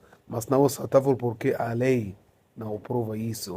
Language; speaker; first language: Portuguese; non-native, fluent; Arabic